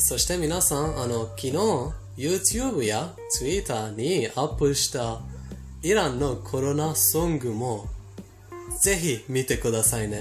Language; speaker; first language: Japanese; non-native, fluent; Persian